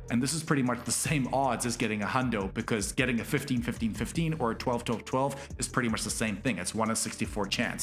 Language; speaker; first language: English; native; English